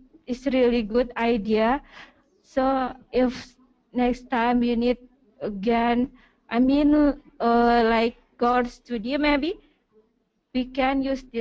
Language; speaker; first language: English; non-native, learner; Indonesian